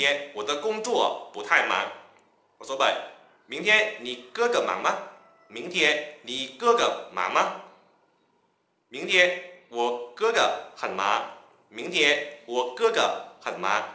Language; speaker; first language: Chinese; non-native, fluent; Vietnamese